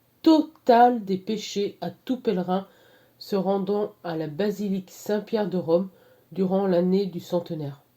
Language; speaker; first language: French; native; French